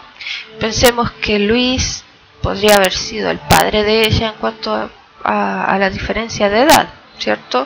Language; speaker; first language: Spanish; native; Spanish